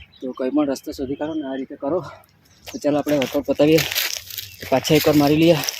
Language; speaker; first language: Gujarati; non-native, local second language; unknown